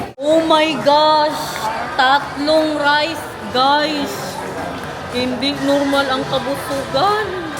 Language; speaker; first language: Filipino; non-native, local second language; Cebuano